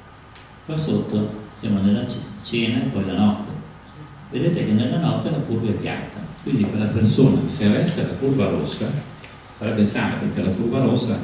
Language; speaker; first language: Italian; native; Italian